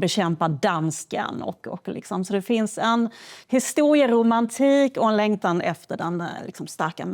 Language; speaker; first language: Swedish; native; Swedish